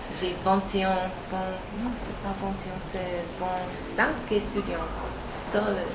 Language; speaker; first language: French; non-native, learner; English